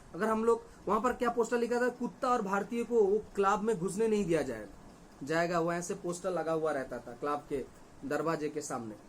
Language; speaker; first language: Hindi; non-native, local second language; Bangla